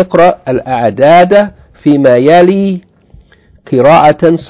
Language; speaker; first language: Arabic; non-native, fluent; English